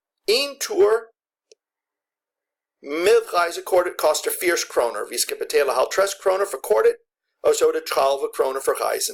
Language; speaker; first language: Danish; non-native, fluent; English